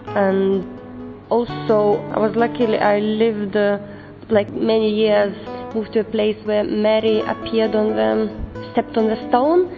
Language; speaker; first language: English; non-native, learner; Lithuanian